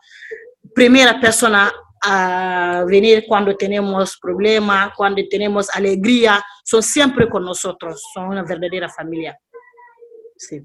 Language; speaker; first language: Spanish; non-native, learner; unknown